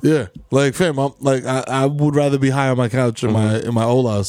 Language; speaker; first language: English; early bilingual, other home language; Spanish